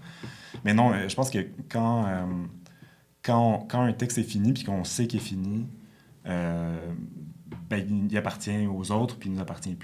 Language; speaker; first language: French; native; French